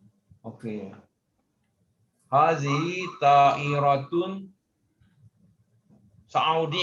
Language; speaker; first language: Arabic; non-native, learner; Malay